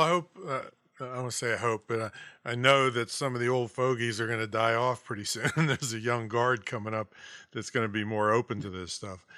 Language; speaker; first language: English; native; English